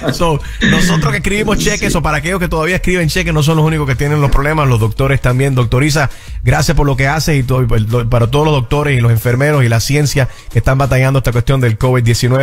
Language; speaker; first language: Spanish; native; Spanish